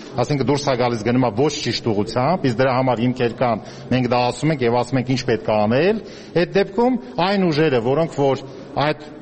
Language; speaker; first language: Armenian; native; Armenian